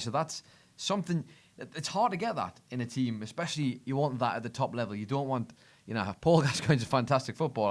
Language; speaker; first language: English; native; English